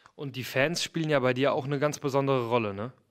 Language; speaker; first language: German; native; German